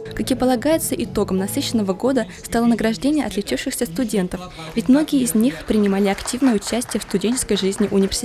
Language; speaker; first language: Russian; native; Russian